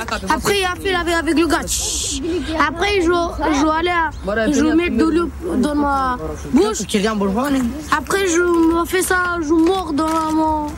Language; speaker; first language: French; non-native, learner; Romanian